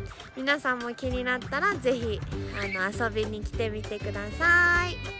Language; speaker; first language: Japanese; native; Japanese